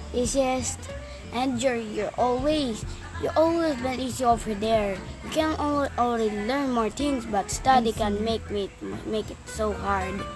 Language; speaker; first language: English; non-native, fluent; Arabic